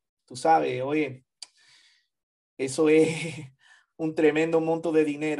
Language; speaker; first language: Spanish; early bilingual, heritage; Spanish